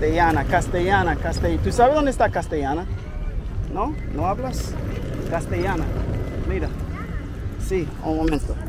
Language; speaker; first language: Spanish; non-native, learner; English